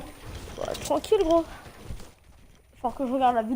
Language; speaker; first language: French; native; French